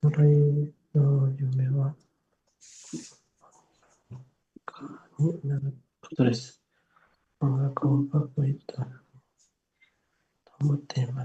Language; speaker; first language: Japanese; non-native, learner; Indonesian